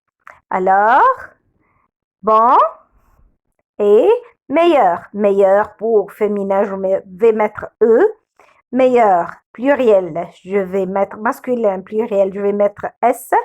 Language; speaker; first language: French; non-native, fluent; Arabic